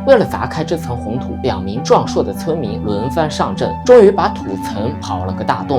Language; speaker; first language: Chinese; native; Chinese